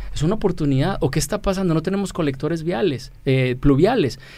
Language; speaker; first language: Spanish; native; Spanish